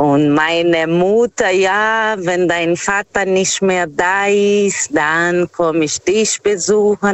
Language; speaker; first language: German; non-native, fluent; Portuguese